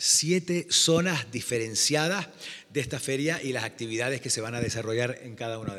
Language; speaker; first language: Spanish; native; Spanish